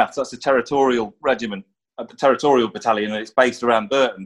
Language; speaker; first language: English; native; English